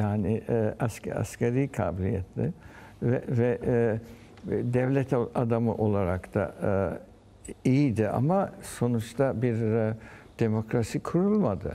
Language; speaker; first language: Turkish; early bilingual, heritage; Turkish